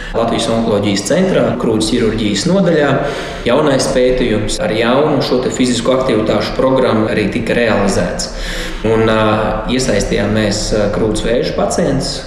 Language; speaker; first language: Latvian; native; Latvian